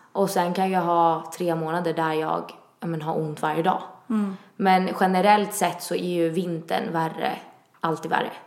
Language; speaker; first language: Swedish; early bilingual, other home language; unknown